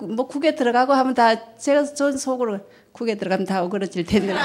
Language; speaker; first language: Korean; native; Korean